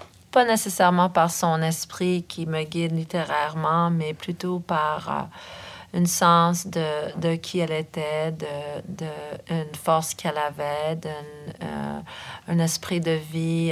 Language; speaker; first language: French; early bilingual, other home language; English